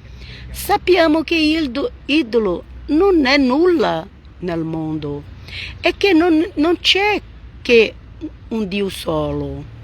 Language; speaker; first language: Italian; non-native, fluent; Portuguese